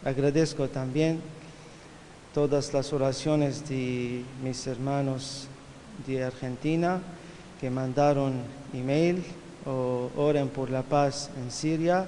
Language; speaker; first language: Spanish; non-native, fluent; Arabic